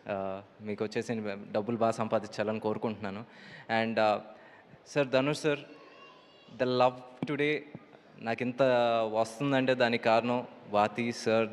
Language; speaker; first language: Telugu; native; Telugu